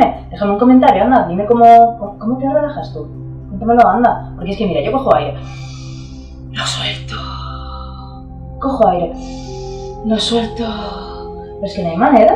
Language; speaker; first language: Spanish; native; Spanish